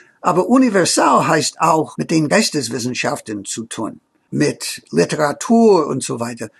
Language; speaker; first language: German; non-native, fluent; English